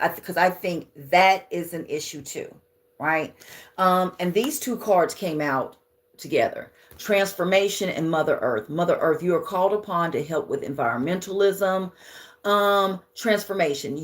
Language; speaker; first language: English; native; English